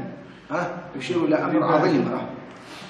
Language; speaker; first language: Arabic; native; Arabic